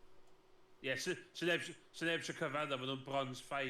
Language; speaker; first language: Welsh; native; Welsh